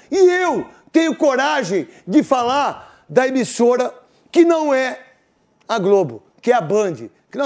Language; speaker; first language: Portuguese; native; Portuguese